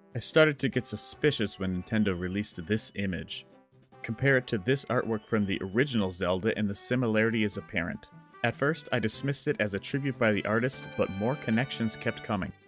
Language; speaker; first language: English; native; English